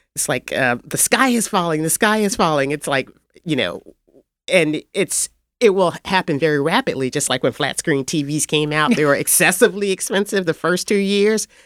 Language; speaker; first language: English; native; English